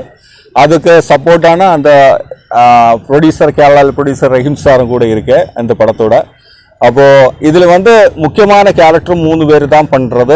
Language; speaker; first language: Tamil; non-native, learner; Malayalam